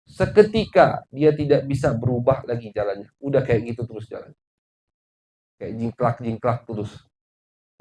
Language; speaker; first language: Indonesian; native; Indonesian